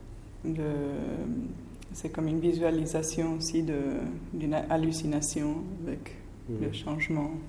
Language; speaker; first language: French; non-native, fluent; Spanish